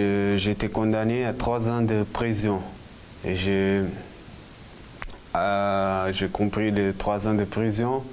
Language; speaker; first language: French; non-native, fluent; Portuguese